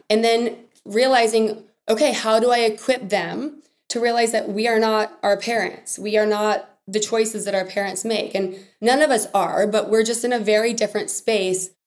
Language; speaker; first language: English; native; English